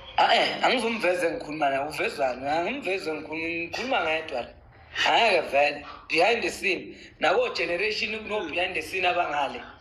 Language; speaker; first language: Zulu; native; Zulu